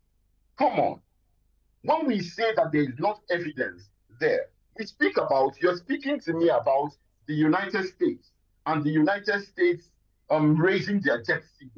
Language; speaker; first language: English; non-native, local second language; Yoruba